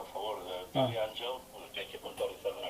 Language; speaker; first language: Spanish; native; Spanish